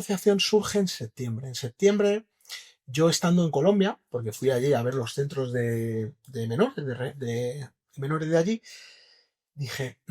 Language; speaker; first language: Spanish; native; Spanish